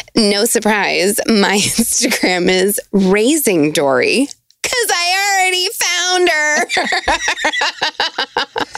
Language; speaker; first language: English; native; English